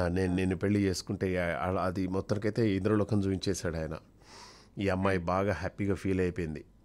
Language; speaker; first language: Telugu; native; Telugu